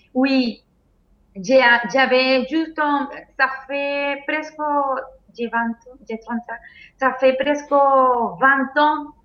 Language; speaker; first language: French; non-native, fluent; Spanish